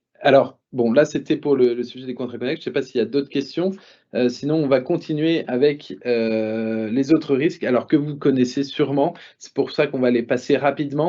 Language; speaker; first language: French; native; French